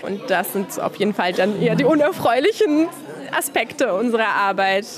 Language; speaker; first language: German; native; German